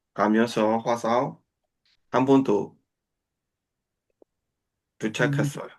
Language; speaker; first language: Korean; non-native, learner; Burmese